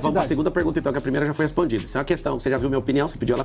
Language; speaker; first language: Portuguese; native; Portuguese